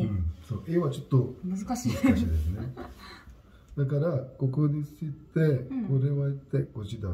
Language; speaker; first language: Japanese; non-native, learner; Hindi